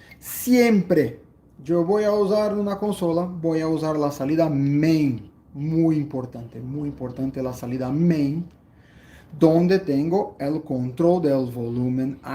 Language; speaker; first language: Spanish; non-native, fluent; Portuguese